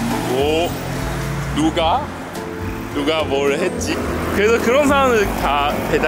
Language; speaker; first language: Korean; non-native, fluent; Chinese